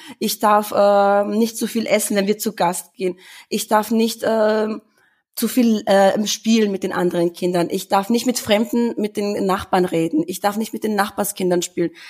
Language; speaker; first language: German; early bilingual, other home language; Albanian